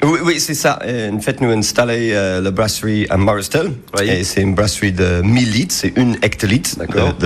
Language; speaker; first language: French; non-native, learner; English